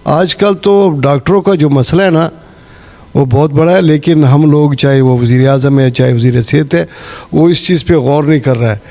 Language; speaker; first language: Urdu; non-native, local second language; Pashto